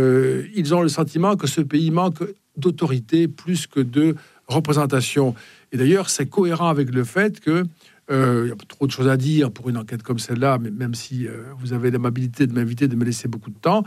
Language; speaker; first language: French; native; French